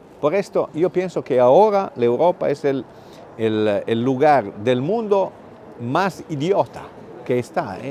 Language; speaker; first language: Spanish; non-native, fluent; Italian